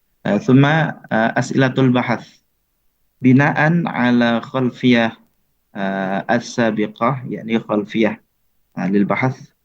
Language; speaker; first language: Arabic; non-native, fluent; Indonesian